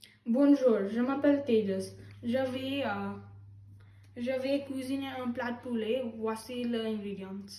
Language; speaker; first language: French; non-native, learner; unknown